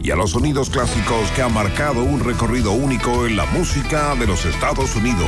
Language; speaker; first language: Spanish; native; Spanish